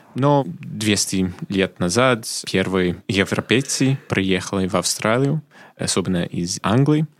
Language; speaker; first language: Russian; non-native, fluent; English